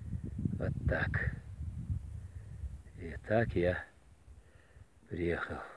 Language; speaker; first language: Russian; non-native, local second language; Uzbek